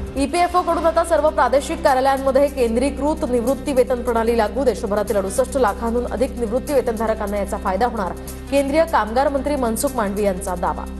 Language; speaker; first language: Marathi; native; Marathi